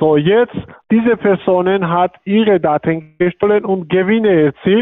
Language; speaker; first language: German; non-native, learner; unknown